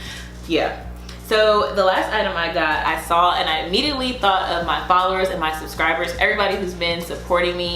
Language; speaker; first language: English; native; English